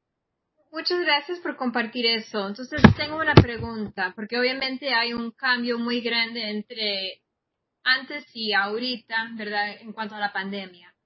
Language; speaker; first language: Spanish; non-native, fluent; English